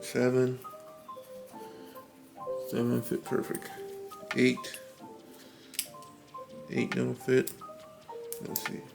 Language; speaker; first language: English; native; English